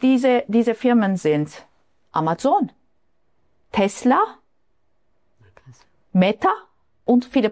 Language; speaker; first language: German; non-native, fluent; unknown